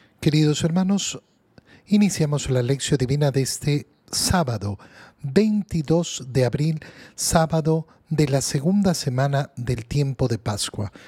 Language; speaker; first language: Spanish; native; Spanish